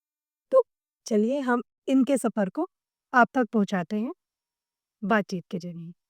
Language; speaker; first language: Hindi; native; Hindi